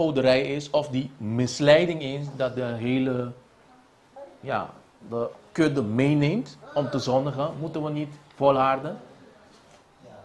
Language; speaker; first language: Dutch; non-native, local second language; Papiamento